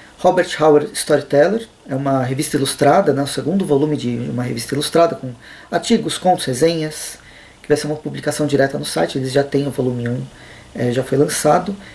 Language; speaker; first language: Portuguese; native; Portuguese